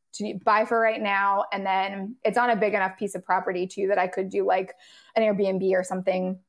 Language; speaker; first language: English; native; English